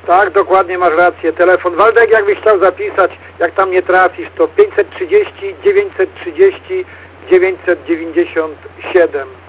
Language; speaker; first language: Polish; native; Polish